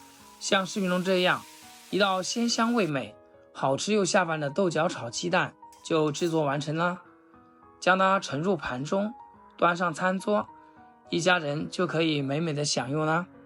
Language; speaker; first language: Chinese; native; Chinese